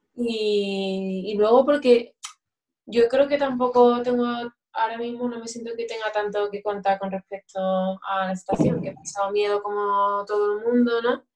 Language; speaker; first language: Spanish; native; Spanish